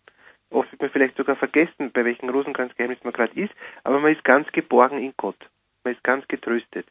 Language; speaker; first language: German; native; German